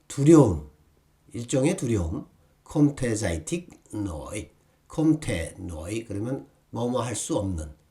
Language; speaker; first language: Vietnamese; non-native, fluent; Korean